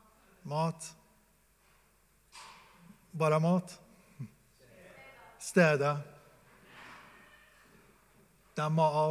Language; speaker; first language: Swedish; non-native, fluent; Persian